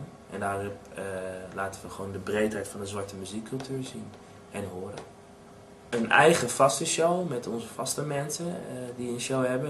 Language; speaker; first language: Dutch; native; Dutch